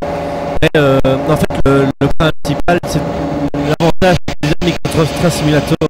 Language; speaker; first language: French; native; French